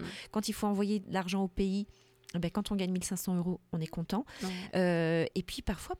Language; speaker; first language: French; native; French